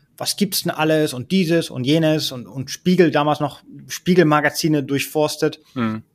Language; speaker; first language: German; early bilingual, heritage; German